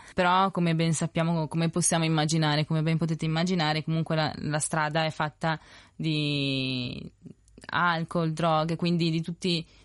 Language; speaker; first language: Italian; early bilingual, other home language; Spanish